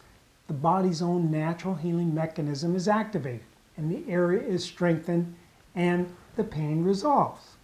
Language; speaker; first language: English; native; English